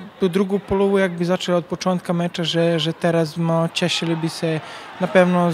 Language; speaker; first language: Polish; non-native, learner; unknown